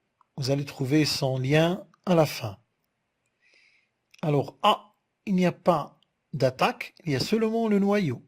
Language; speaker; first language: French; non-native, local second language; Arabic